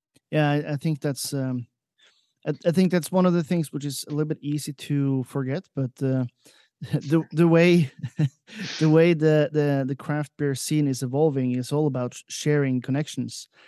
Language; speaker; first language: English; non-native, fluent; Norwegian